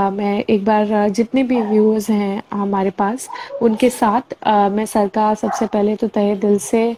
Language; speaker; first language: Hindi; native; Hindi